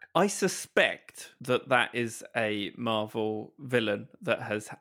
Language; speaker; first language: English; native; English